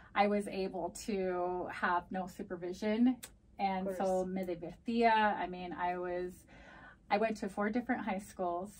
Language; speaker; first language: English; early bilingual, other home language; Spanish